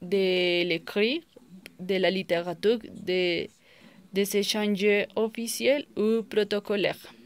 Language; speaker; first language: French; non-native, learner; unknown